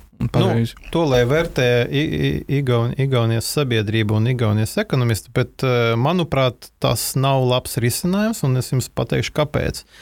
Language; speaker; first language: Latvian; non-native, local second language; Russian